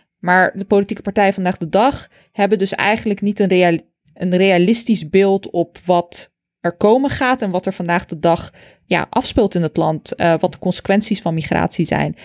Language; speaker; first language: Dutch; early bilingual, other home language; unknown